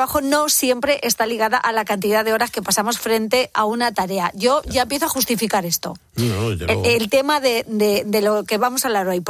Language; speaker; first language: Spanish; native; Spanish